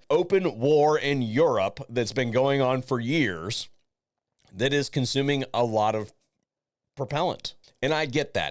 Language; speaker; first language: English; native; English